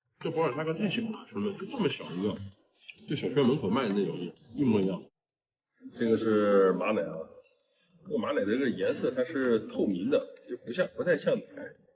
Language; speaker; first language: Chinese; native; Chinese